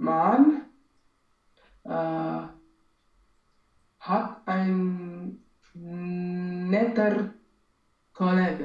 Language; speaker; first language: German; non-native, learner; Romanian